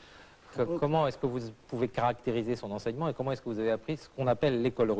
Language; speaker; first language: French; native; French